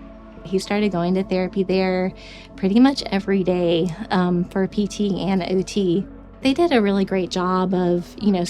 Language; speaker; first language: English; native; English